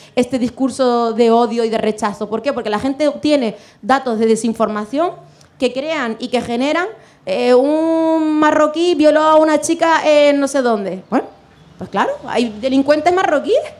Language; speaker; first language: Spanish; non-native, fluent; Arabic